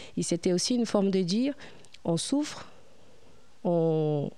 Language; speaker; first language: French; non-native, fluent; Portuguese